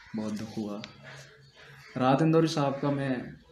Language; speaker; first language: Hindi; native; Hindi